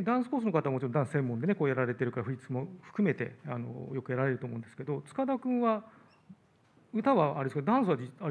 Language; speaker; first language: Japanese; native; Japanese